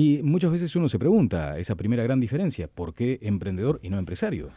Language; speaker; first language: Spanish; native; Spanish